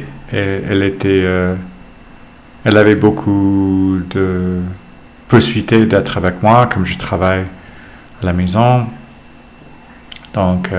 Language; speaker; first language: French; non-native, fluent; English